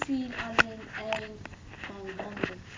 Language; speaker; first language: Dutch; non-native, learner; Arabic